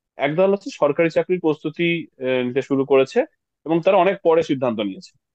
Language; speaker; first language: Bangla; native; Bangla